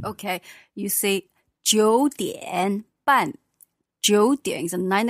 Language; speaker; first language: English; non-native, fluent; Chinese